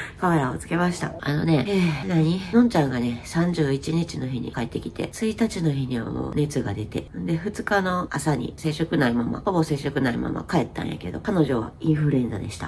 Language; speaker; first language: Japanese; native; Japanese